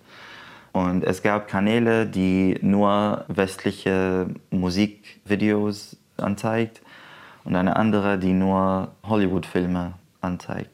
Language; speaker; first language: German; non-native, fluent; Arabic